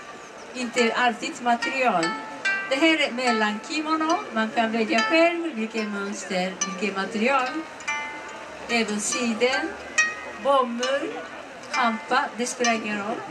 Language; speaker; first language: Swedish; non-native, learner; Japanese